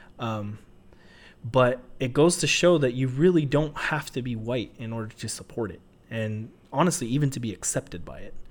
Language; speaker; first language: English; native; English